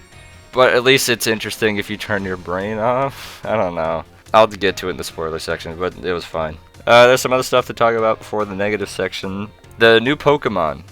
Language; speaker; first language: English; native; English